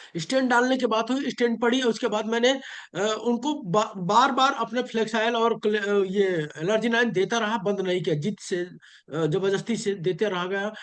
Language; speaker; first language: Hindi; native; Hindi